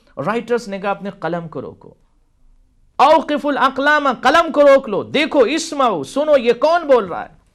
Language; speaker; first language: Urdu; native; Urdu